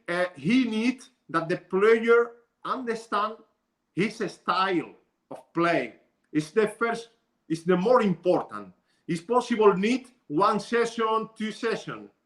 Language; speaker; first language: English; non-native, learner; Spanish